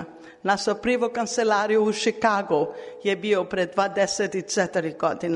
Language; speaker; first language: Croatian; non-native, learner; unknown